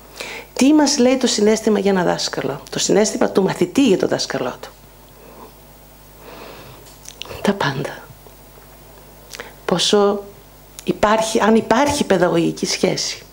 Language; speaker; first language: Greek; native; Greek